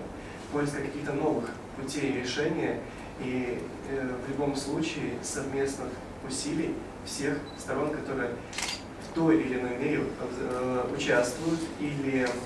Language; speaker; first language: Russian; native; Russian